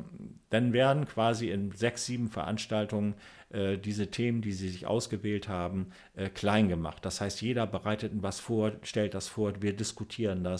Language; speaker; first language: German; native; German